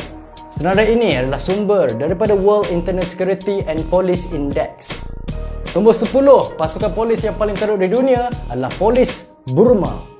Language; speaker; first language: Malay; native; Malay